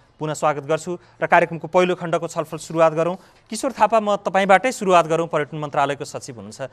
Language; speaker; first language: Nepali; native; Nepali